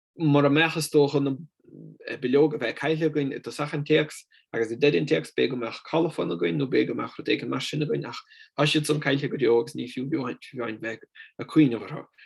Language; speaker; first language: Irish; non-native, fluent; Italian